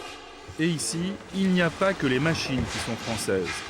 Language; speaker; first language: French; native; French